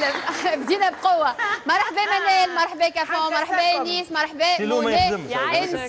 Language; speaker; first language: Arabic; native; Arabic